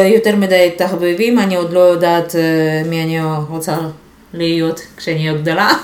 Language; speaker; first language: Hebrew; non-native, fluent; Russian